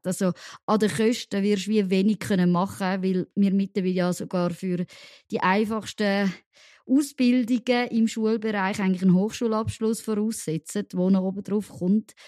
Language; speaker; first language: German; early bilingual, other home language; French